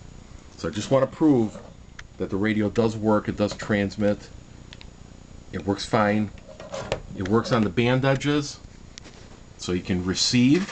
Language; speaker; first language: English; native; English